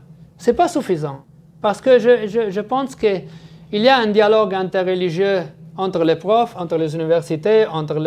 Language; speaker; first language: French; non-native, fluent; Arabic